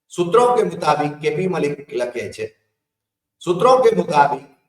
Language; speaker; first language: Hindi; non-native, local second language; Gujarati